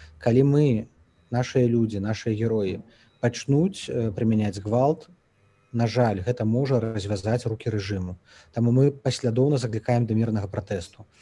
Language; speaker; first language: Belarusian; native; Belarusian